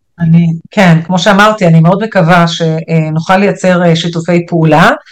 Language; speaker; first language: Hebrew; non-native, local second language; Arabic